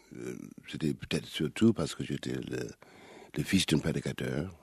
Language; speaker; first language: French; non-native, fluent; English